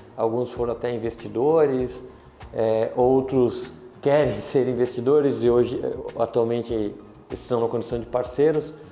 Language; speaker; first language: Portuguese; native; Portuguese